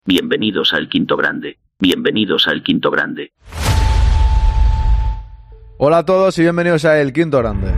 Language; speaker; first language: Spanish; native; Spanish